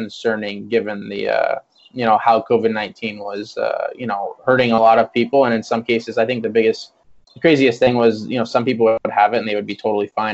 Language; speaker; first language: English; native; English